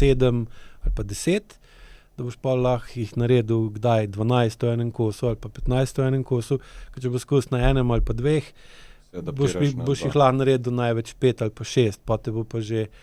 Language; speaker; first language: Slovenian; native; Slovenian